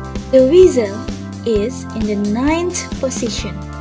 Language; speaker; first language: English; non-native, fluent; Indonesian